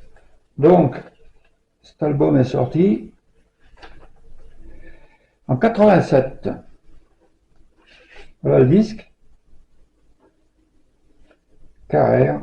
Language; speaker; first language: French; native; French